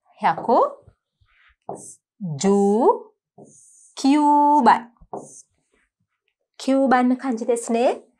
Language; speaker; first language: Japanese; non-native, learner; Sinhala